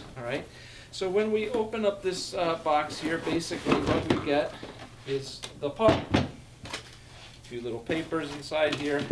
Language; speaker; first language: English; native; English